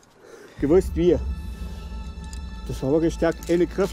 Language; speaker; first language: German; native; German